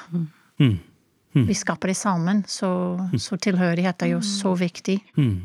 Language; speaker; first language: Norwegian; non-native, fluent; English